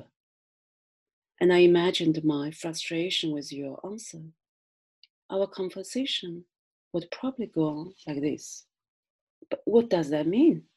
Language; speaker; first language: English; non-native, fluent; Chinese